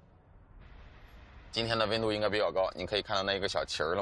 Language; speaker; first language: Chinese; native; Chinese